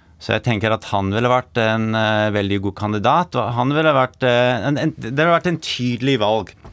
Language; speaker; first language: Norwegian; non-native, fluent; English